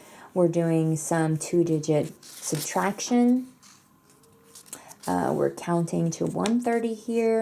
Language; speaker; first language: English; native; English